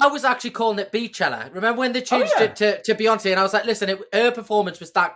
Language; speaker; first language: English; native; English